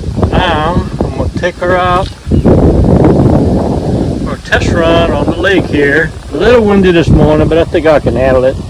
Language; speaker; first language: English; native; English